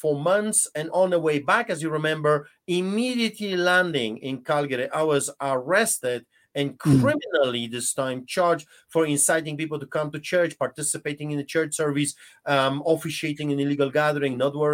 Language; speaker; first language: English; non-native, fluent; Polish